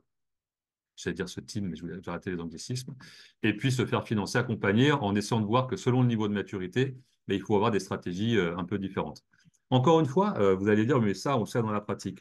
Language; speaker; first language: French; native; French